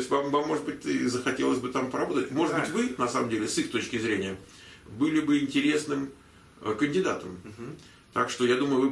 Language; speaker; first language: Russian; native; Russian